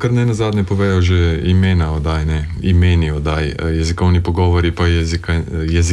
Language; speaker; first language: Slovenian; native; Slovenian